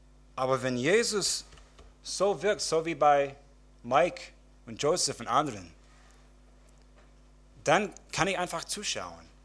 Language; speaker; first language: German; non-native, fluent; English